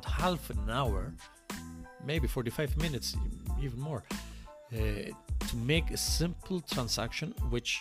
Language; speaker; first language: English; non-native, fluent; Greek